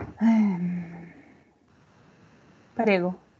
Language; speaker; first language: Italian; non-native, learner; Spanish